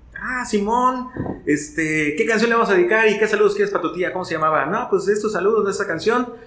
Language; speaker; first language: Spanish; native; Spanish